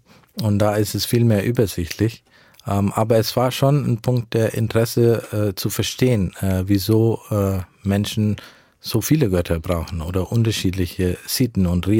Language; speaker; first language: German; early bilingual, heritage; German